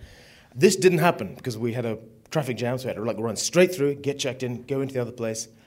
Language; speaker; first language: English; native; English